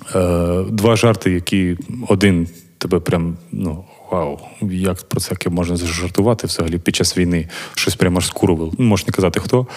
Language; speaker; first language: Ukrainian; native; Ukrainian